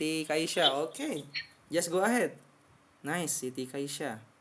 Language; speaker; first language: English; non-native, fluent; Indonesian